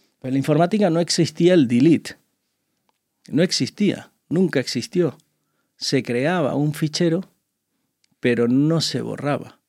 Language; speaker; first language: Spanish; native; Spanish